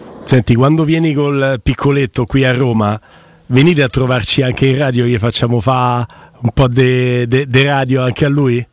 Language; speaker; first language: Italian; native; Italian